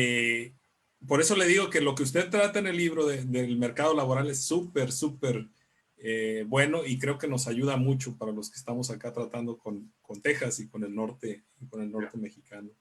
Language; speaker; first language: Spanish; native; Spanish